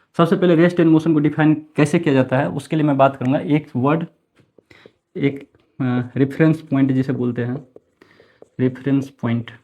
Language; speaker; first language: Hindi; native; Hindi